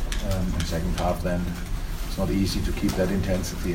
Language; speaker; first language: English; non-native, fluent; German